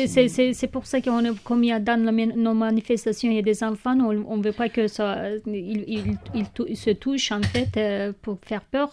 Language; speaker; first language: French; non-native, learner; Kurdish